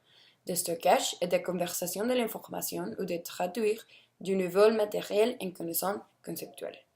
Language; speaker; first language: French; non-native, learner; Spanish